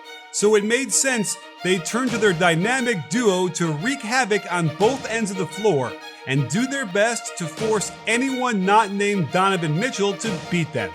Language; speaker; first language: English; native; English